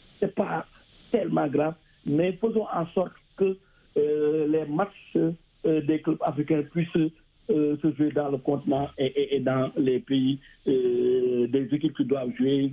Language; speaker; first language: French; non-native, local second language; Wolof